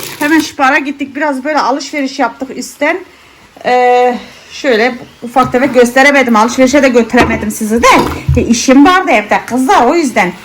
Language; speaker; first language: Turkish; early bilingual, heritage; Turkish